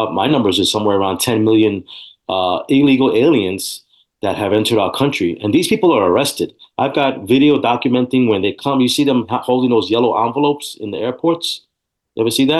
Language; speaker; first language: English; native; English